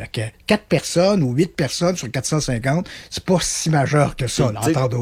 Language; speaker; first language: French; native; French